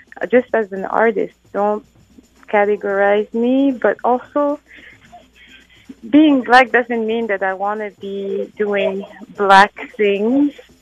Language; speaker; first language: English; non-native, fluent; French